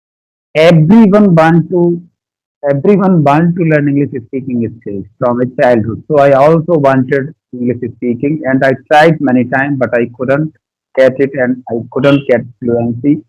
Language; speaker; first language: English; non-native, learner; Hindi